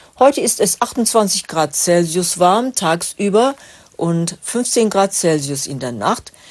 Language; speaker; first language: German; non-native, fluent; Turkish